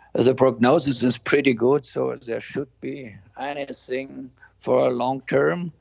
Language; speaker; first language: English; non-native, fluent; German